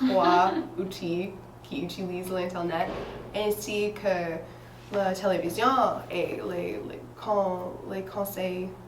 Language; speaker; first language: French; non-native, fluent; English